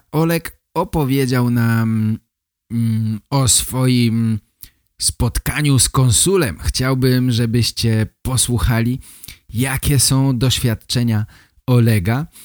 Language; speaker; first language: Polish; native; Polish